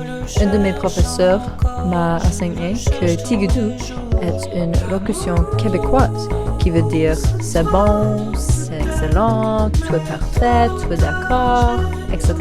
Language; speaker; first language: French; non-native, learner; English